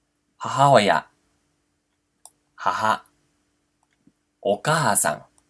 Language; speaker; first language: Japanese; non-native, fluent; Portuguese